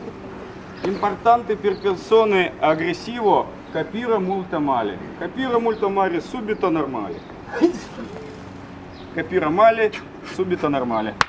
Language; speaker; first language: Italian; non-native, learner; Russian